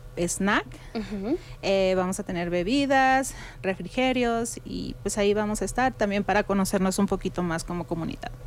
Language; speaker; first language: Spanish; native; Spanish